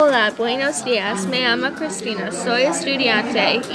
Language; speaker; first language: Spanish; non-native, learner; English